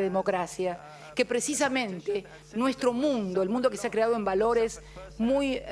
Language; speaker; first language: Spanish; native; Spanish